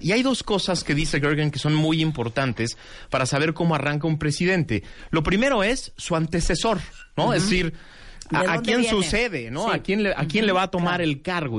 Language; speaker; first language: Spanish; native; Spanish